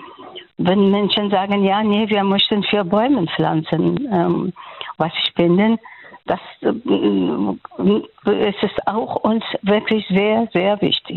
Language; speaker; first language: German; non-native, learner; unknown